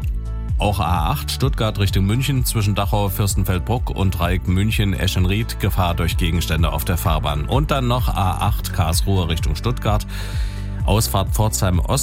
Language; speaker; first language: German; native; German